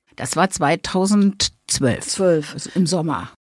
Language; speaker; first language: German; native; German